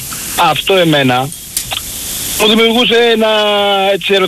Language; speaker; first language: Greek; native; Greek